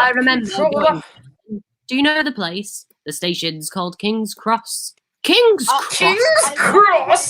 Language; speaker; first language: English; native; English